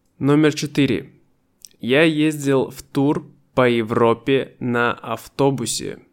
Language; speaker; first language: Russian; native; Russian